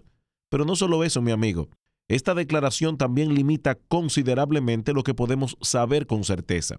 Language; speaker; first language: Spanish; native; Spanish